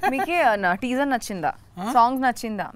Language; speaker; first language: Telugu; non-native, learner; Bangla